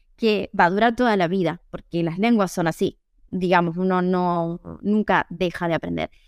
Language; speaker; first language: Spanish; native; Spanish